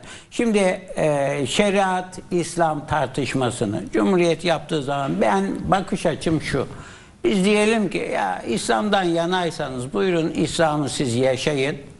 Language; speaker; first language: Turkish; native; Turkish